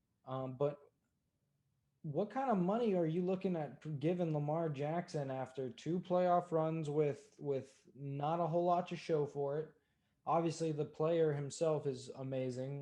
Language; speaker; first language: English; native; English